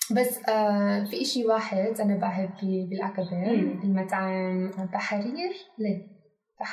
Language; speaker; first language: Arabic; non-native, learner; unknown